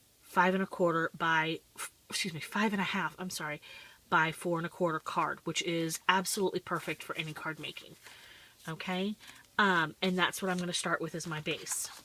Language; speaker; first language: English; native; English